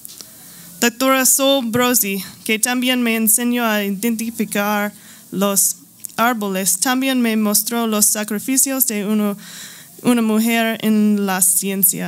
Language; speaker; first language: Spanish; non-native, learner; English